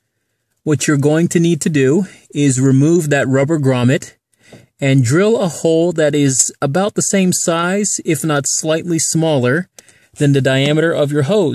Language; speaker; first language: English; native; English